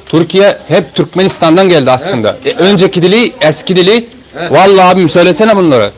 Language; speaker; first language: Turkish; early bilingual, heritage; Turkmen